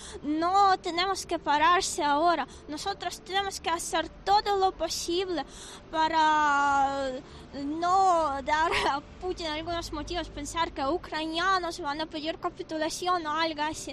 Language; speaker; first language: Spanish; non-native, fluent; Ukrainian